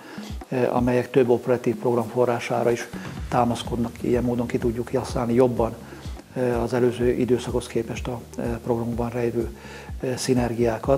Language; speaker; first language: Hungarian; native; Hungarian